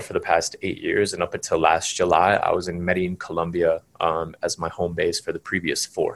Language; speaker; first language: English; native; English